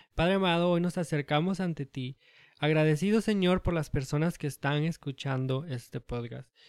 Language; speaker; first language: Spanish; early bilingual, heritage; Spanish